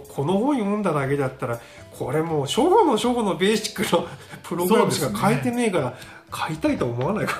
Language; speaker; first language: Japanese; native; Japanese